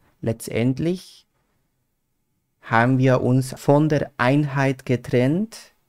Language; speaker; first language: German; non-native, fluent; Spanish